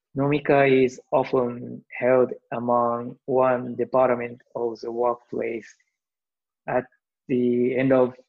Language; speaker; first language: English; non-native, learner; Japanese